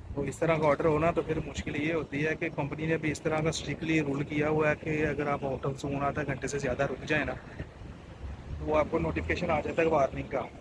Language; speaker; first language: Urdu; non-native, local second language; Punjabi